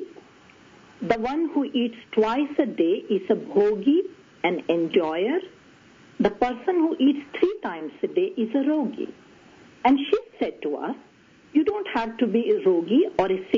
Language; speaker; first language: English; non-native, local second language; Tamil